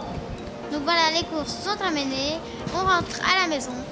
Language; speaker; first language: French; native; French